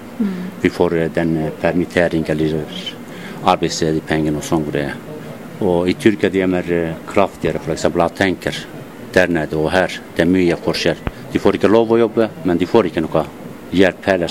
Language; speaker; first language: Norwegian; non-native, learner; Turkish